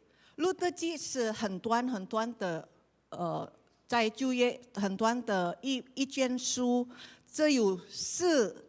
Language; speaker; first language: Chinese; non-native, learner; Indonesian